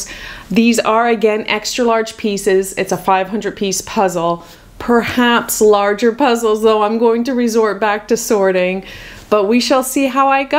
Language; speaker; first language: English; native; English